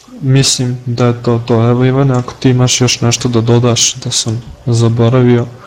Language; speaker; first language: Serbian; native; Serbian